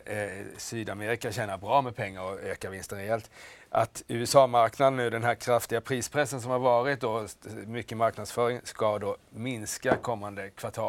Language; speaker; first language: Swedish; native; Swedish